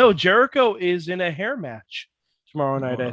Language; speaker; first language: English; native; English